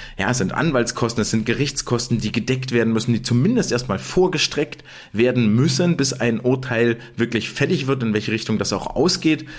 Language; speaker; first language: German; native; German